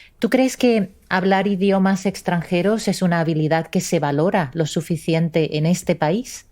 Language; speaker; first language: Spanish; native; Spanish